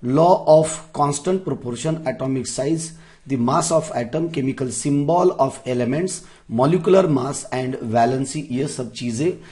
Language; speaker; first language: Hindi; non-native, local second language; Marathi